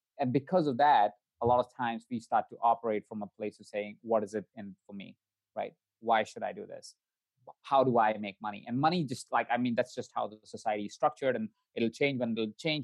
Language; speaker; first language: English; non-native, local second language; Hindi